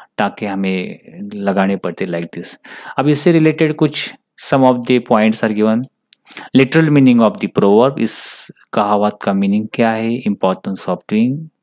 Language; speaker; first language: Hindi; non-native, local second language; Marathi